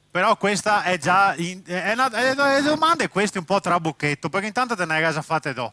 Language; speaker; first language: Italian; native; Italian